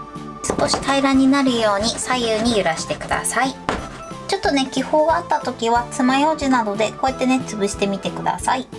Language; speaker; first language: Japanese; native; Japanese